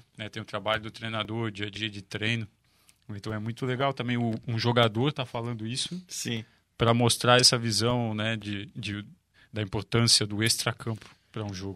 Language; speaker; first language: Portuguese; native; Portuguese